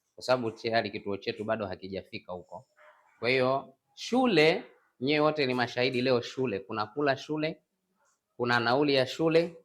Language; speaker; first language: Swahili; non-native, local second language; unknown